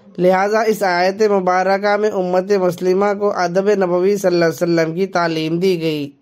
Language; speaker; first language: Hindi; native; Hindi